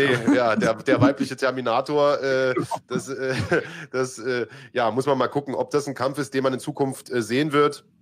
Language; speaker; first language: German; native; German